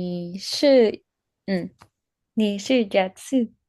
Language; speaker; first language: Chinese; non-native, learner; Spanish